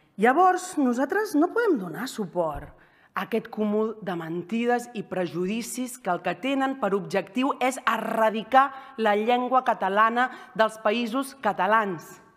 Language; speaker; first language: Catalan; native; Catalan